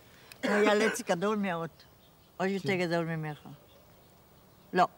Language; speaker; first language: Hebrew; non-native, fluent; German